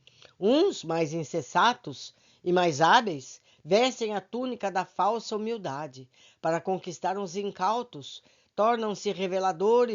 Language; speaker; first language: Portuguese; native; Portuguese